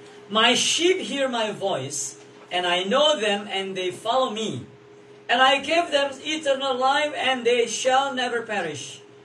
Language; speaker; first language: English; non-native, fluent; Indonesian